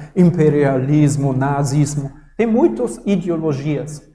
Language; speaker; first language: Portuguese; non-native, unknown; German